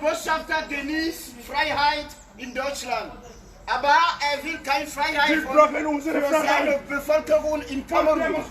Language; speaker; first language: German; non-native, learner; French